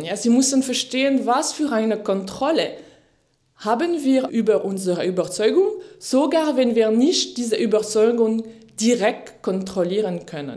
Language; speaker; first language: German; non-native, fluent; French